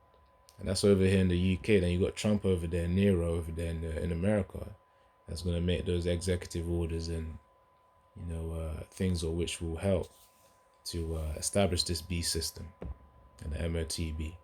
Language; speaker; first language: English; native; English